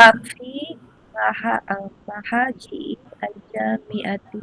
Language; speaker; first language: Arabic; non-native, learner; Filipino